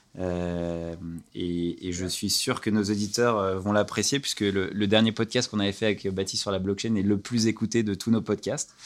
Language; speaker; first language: French; native; French